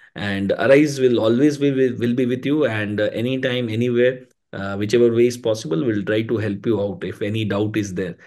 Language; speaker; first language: English; non-native, local second language; Hindi